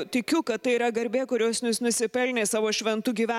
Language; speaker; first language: Lithuanian; native; Lithuanian